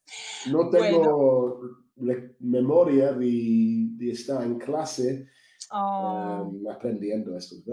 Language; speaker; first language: Spanish; non-native, fluent; English